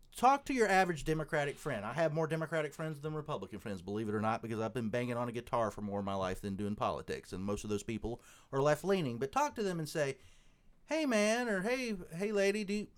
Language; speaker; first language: English; native; English